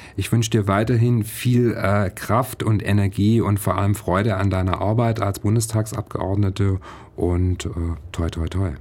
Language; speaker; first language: German; native; German